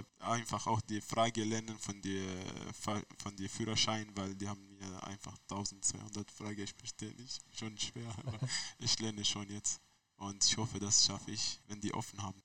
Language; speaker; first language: German; non-native, learner; Arabic